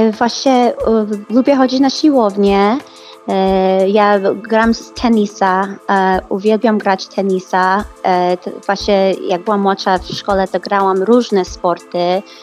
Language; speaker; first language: Polish; early bilingual, heritage; Polish